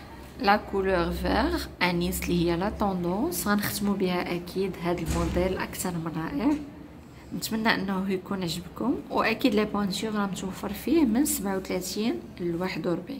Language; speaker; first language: Arabic; native; Arabic